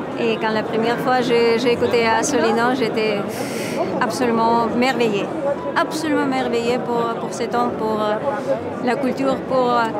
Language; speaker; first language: French; non-native, fluent; Armenian